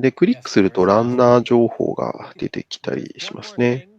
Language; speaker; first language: Japanese; native; Japanese